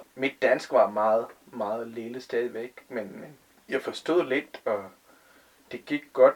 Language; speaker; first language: Danish; non-native, fluent; Tamil